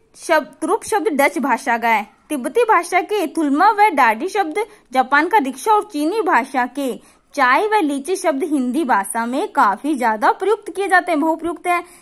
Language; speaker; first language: Hindi; native; Hindi